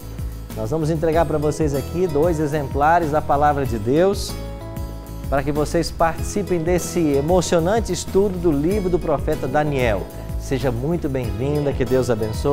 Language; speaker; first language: Portuguese; native; Portuguese